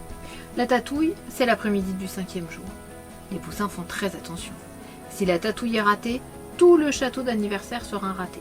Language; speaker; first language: French; native; French